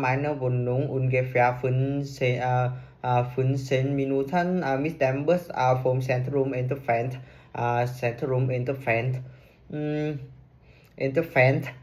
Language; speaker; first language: German; non-native, learner; Vietnamese